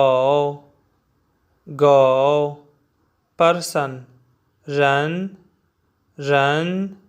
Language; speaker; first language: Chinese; non-native, learner; Urdu